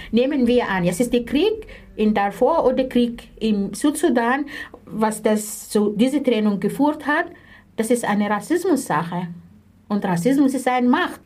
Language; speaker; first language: German; non-native, fluent; Arabic